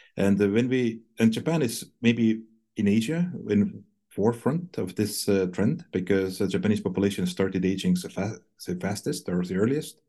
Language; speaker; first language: English; non-native, fluent; Estonian